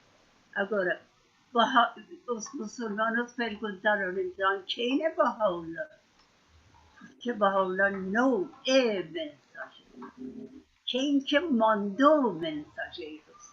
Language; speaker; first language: Portuguese; non-native, fluent; Persian